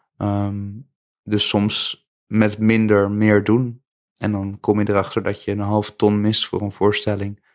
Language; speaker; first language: Dutch; native; Dutch